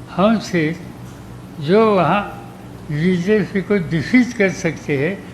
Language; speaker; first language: Hindi; non-native, local second language; Marathi